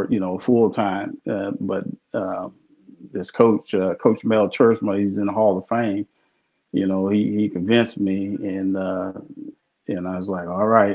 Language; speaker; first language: English; native; English